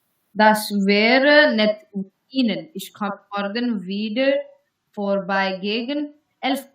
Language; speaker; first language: German; non-native, learner; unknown